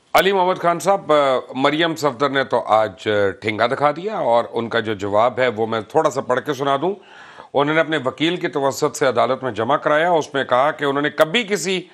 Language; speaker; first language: Urdu; native; Urdu